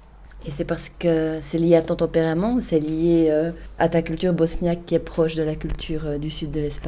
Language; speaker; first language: French; native; French